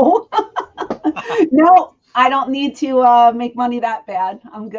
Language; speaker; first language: English; native; English